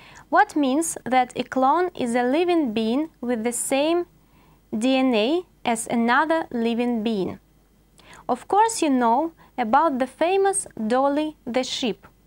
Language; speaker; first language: English; non-native, fluent; Russian